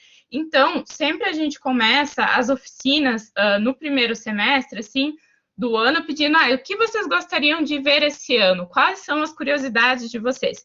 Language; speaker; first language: Portuguese; native; Portuguese